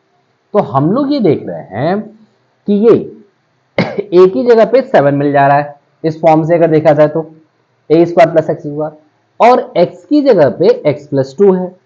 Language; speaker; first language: Hindi; native; Hindi